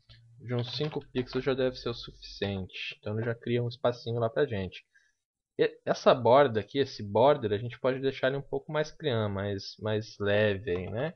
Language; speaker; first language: Portuguese; native; Portuguese